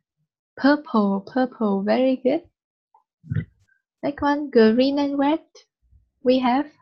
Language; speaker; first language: English; non-native, learner; Vietnamese